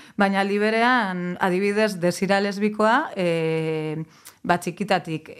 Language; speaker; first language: Basque; native; Basque